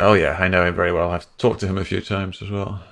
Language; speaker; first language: English; native; English